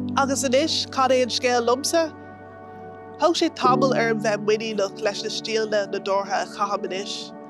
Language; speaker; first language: Irish; non-native, local second language; English